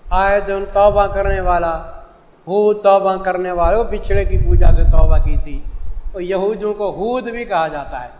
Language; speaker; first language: Urdu; non-native, local second language; Saraiki